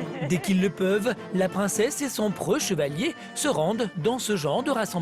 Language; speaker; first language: French; native; French